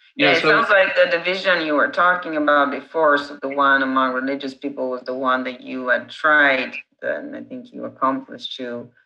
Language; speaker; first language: English; non-native, fluent; Italian